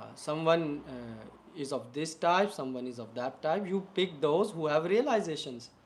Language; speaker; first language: English; non-native, local second language; Hindi